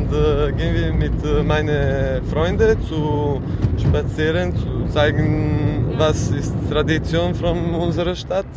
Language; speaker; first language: German; non-native, learner; Serbian